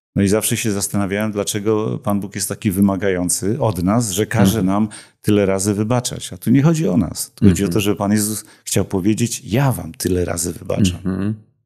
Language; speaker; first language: Polish; native; Polish